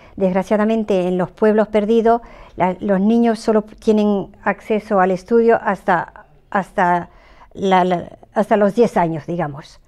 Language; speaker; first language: Spanish; native; Spanish